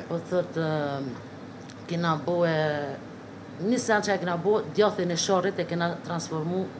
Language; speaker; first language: Albanian; native; Albanian